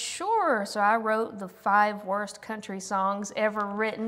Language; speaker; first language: English; native; English